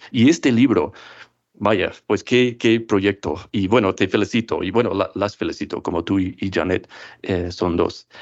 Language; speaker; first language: Spanish; non-native, fluent; English